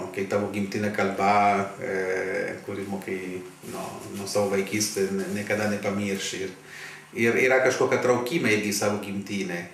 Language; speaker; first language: Lithuanian; non-native, fluent; Italian